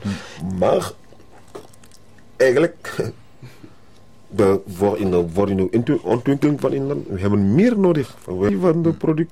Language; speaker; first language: Dutch; non-native, learner; French